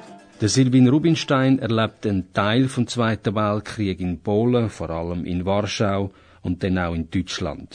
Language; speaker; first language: German; native; German